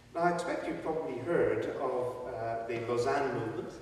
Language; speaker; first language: English; native; English